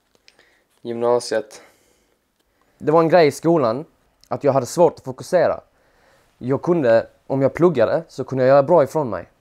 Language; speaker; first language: Swedish; native; Swedish